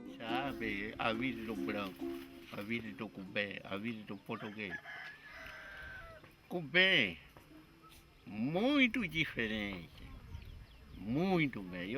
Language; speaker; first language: Portuguese; non-native, local second language; Kayapó